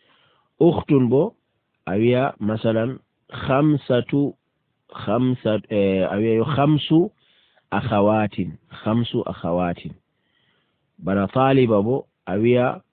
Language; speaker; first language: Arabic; non-native, fluent; Fula